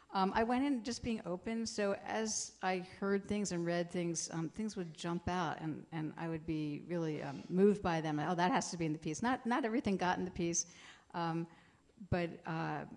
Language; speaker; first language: English; native; English